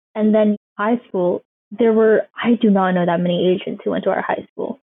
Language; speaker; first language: English; native; English